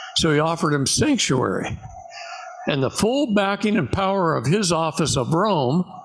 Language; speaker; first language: English; native; English